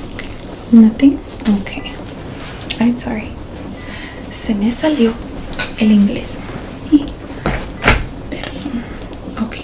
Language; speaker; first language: Spanish; early bilingual, heritage; Spanish